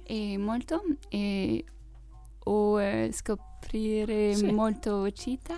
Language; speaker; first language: Italian; non-native, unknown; French